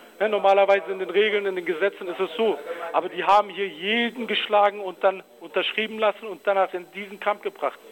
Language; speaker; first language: German; early bilingual, other home language; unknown